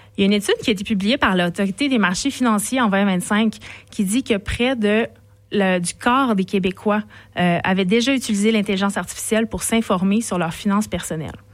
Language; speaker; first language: French; native; French